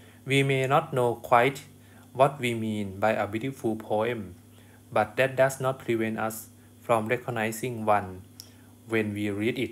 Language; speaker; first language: English; non-native, fluent; Thai